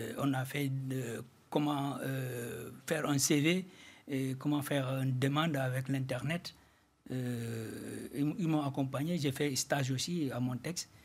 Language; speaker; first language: French; non-native, fluent; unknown